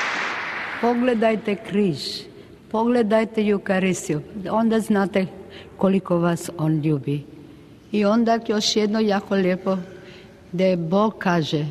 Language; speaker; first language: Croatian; non-native, local second language; Albanian